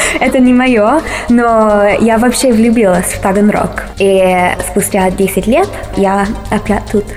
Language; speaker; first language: Russian; non-native, fluent; English